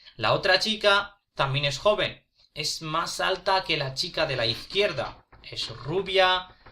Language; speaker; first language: Spanish; non-native, fluent; Urdu